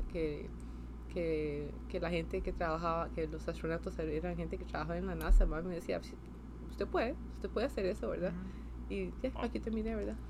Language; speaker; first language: Spanish; native; Spanish